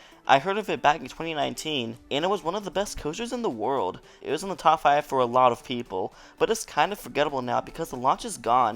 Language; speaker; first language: English; native; English